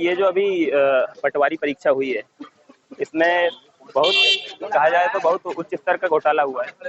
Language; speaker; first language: Hindi; native; Hindi